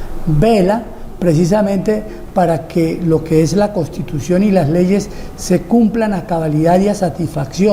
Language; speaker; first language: Spanish; native; Spanish